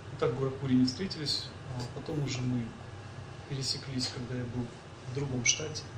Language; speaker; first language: Russian; native; Russian